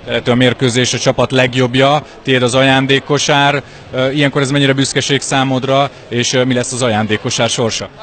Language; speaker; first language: Hungarian; native; Hungarian